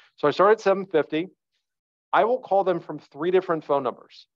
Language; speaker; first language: English; native; English